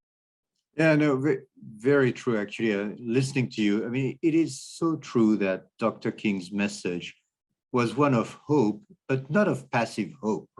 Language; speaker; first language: English; non-native, fluent; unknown